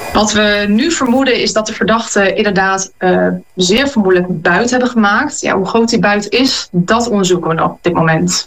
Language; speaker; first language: Dutch; native; Dutch